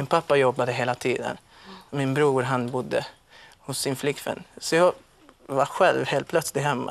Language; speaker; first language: Swedish; non-native, fluent; Maltese